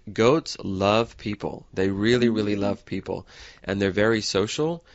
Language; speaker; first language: English; native; English